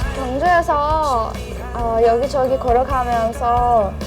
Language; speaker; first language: Korean; non-native, fluent; Persian